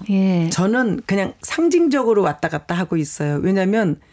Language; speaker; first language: Korean; native; Korean